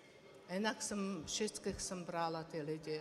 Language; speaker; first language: Czech; non-native, learner; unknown